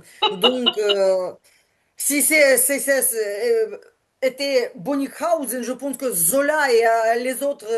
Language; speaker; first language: French; non-native, learner; Ukrainian